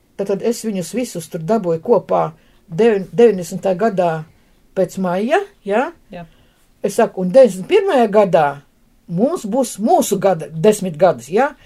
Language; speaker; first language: Latvian; non-native, local second language; Russian